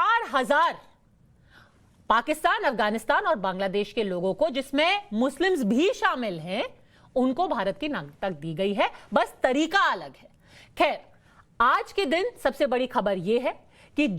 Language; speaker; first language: Hindi; native; Hindi